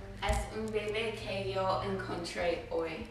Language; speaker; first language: Spanish; non-native, learner; English